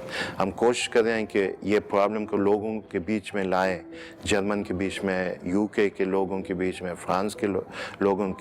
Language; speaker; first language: Hindi; non-native, fluent; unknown